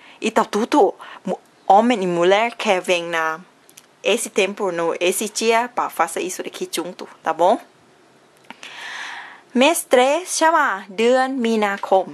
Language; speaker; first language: Portuguese; non-native, learner; Thai